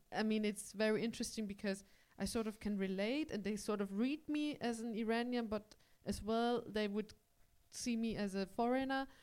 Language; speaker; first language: English; early bilingual, heritage; English